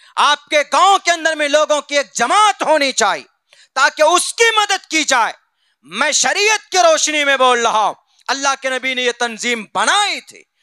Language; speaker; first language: Hindi; native; Hindi